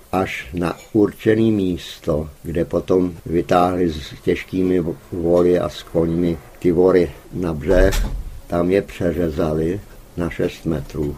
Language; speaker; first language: Czech; early bilingual, heritage; Czech